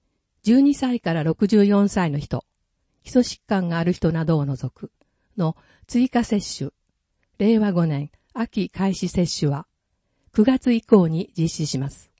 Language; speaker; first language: Japanese; native; Japanese